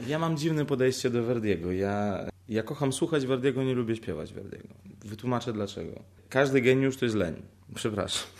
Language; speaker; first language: Polish; early bilingual, other home language; Ukrainian